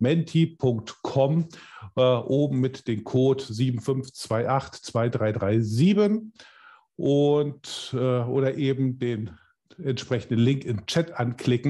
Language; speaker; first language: German; native; German